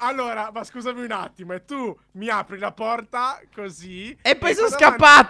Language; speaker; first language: Italian; native; Italian